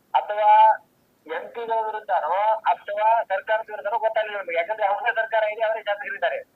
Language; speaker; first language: Kannada; non-native, local second language; Lambadi